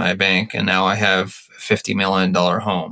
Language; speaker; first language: English; native; English